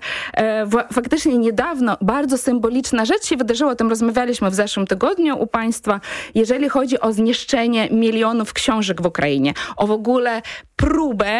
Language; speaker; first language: Polish; non-native, fluent; Ukrainian